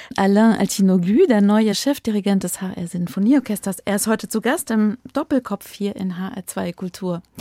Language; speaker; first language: German; native; German